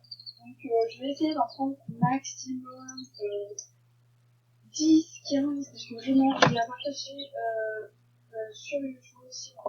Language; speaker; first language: French; native; French